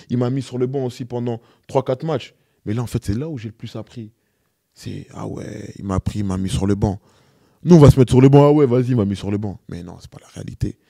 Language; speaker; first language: French; native; French